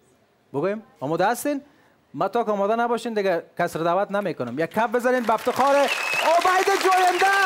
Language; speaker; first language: Persian; native; Persian